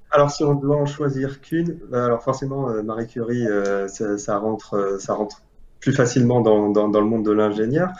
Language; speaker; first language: French; non-native, local second language; Arabic